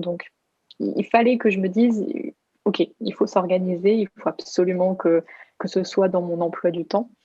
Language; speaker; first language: French; native; French